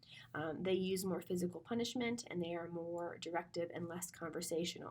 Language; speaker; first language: English; native; English